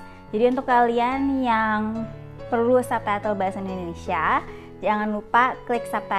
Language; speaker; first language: Indonesian; early bilingual, heritage; Indonesian